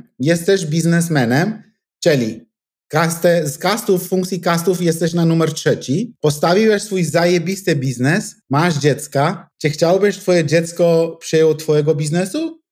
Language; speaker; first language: Polish; non-native, fluent; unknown